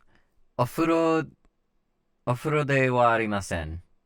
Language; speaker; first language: Japanese; non-native, learner; English